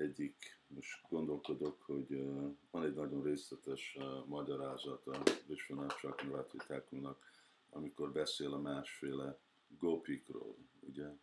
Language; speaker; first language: Hungarian; early bilingual, heritage; Hungarian